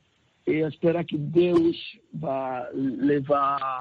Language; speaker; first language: Portuguese; non-native, learner; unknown